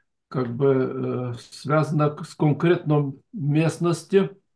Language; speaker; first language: Russian; non-native, fluent; Lithuanian